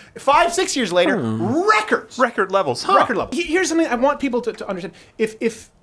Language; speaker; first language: English; native; English